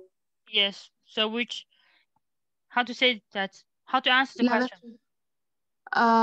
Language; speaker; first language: English; non-native, learner; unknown